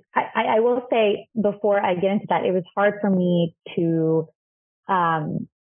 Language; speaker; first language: English; non-native, fluent; Spanish